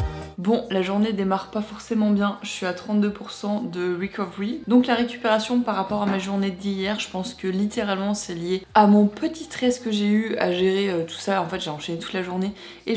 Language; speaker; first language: French; native; French